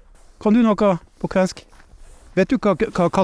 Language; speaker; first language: Norwegian; native; Norwegian